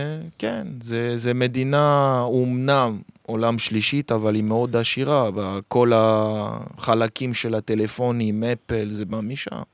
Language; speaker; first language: Hebrew; early bilingual, other home language; French